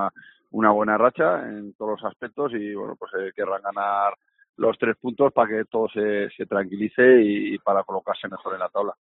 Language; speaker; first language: Spanish; native; Spanish